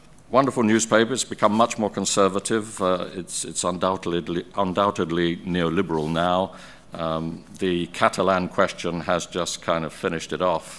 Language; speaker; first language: English; native; English